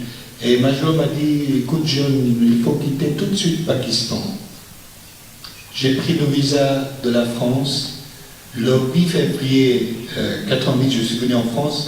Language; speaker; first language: French; non-native, fluent; Persian